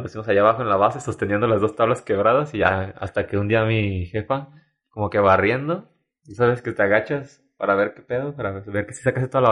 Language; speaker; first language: Spanish; native; Spanish